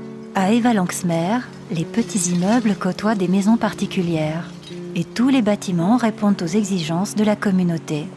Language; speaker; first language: French; native; French